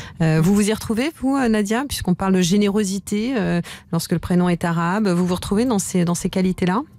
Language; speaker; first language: French; native; French